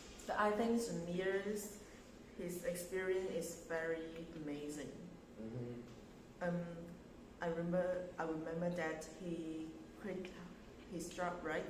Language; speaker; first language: English; non-native, learner; Chinese